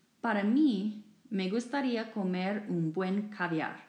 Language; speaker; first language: Spanish; non-native, fluent; English